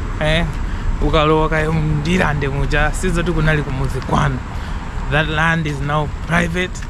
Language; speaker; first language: Nyanja; non-native, local second language; Tumbuka